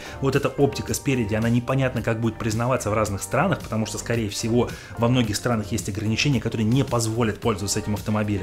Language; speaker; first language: Russian; native; Russian